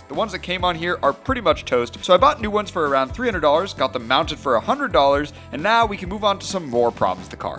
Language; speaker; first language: English; native; English